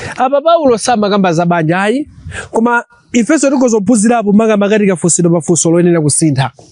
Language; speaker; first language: Nyanja; non-native, local second language; Tumbuka